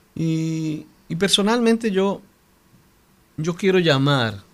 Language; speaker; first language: Spanish; native; Spanish